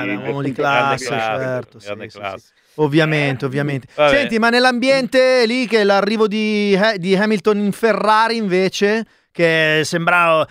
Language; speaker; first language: Italian; native; Italian